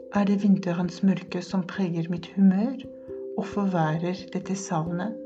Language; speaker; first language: Norwegian; non-native, fluent; French